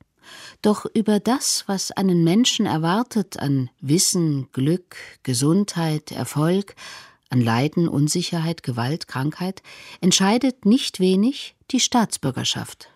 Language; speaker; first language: German; native; German